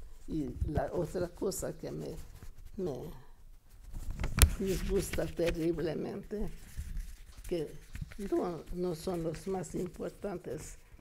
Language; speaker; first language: Spanish; non-native, fluent; Hungarian